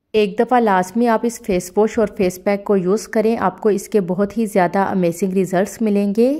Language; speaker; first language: Urdu; native; Urdu